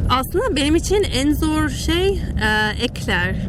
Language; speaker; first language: Turkish; non-native, learner; English